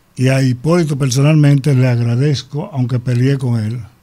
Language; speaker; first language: Spanish; native; Spanish